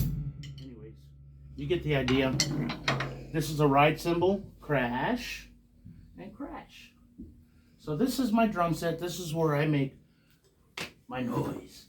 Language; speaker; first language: English; native; English